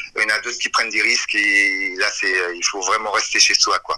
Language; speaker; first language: French; native; French